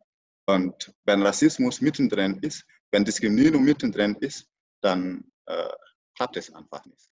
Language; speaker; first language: German; non-native, fluent; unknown